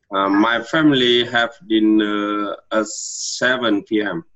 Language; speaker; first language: English; non-native, learner; Vietnamese